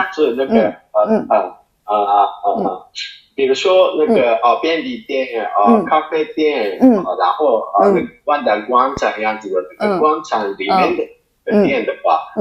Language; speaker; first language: Chinese; non-native, fluent; Japanese